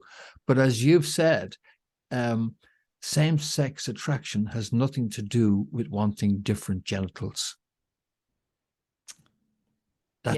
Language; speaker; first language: English; native; English